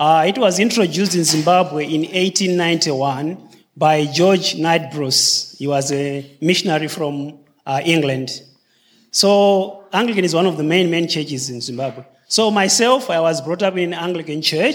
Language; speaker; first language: English; non-native, local second language; Shona